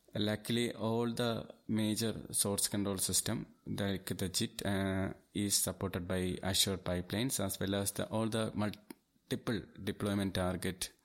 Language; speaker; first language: English; non-native, local second language; Malayalam